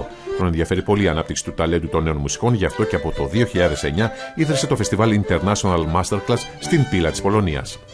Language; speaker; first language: Greek; native; Greek